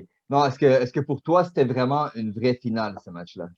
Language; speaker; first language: French; native; French